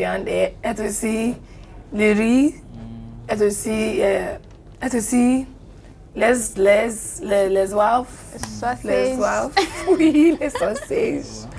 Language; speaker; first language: French; non-native, learner; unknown